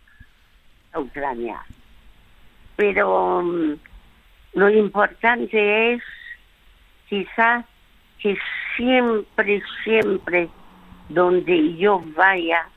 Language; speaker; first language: Spanish; early bilingual, other home language; French